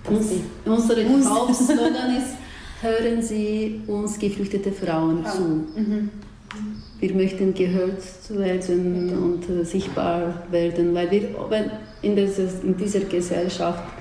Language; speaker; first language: German; non-native, learner; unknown